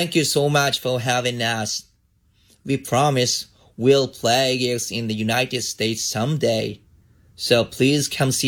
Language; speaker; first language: English; non-native, learner; Japanese